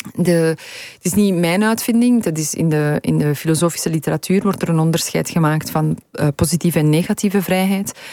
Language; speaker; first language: Dutch; early bilingual, other home language; Polish